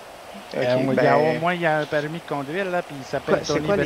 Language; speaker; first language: French; native; French